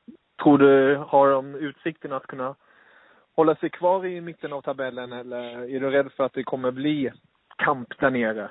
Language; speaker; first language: Swedish; native; Swedish